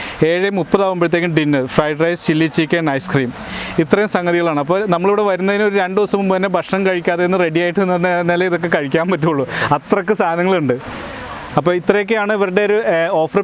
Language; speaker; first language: Malayalam; native; Malayalam